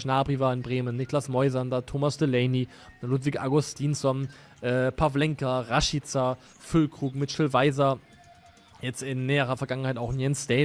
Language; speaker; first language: German; native; German